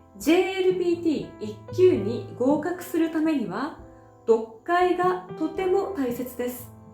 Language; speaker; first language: Japanese; native; Japanese